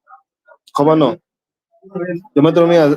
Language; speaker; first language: Spanish; non-native, learner; English